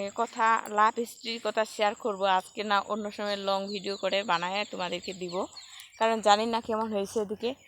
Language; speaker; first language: Bangla; non-native, local second language; Rangpuri